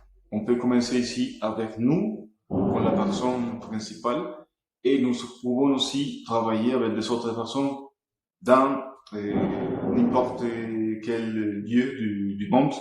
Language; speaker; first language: French; non-native, fluent; Spanish